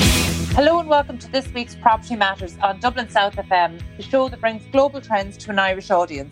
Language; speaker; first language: English; native; English